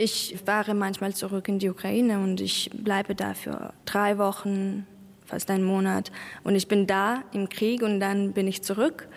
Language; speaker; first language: German; non-native, fluent; Ukrainian